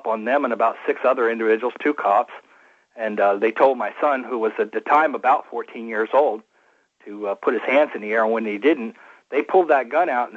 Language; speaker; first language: English; native; English